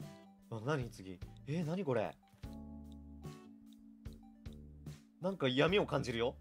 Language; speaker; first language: Japanese; native; Japanese